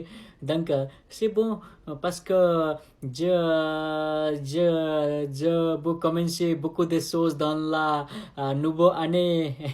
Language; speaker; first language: French; non-native, learner; Nepali